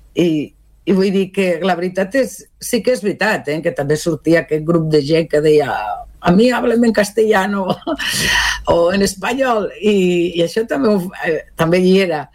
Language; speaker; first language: Catalan; non-native, local second language; Spanish